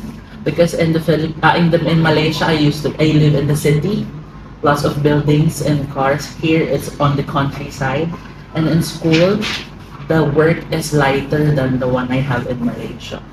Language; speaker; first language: English; non-native, fluent; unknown